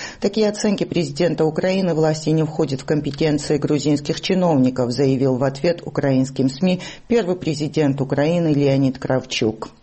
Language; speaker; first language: Russian; non-native, local second language; Georgian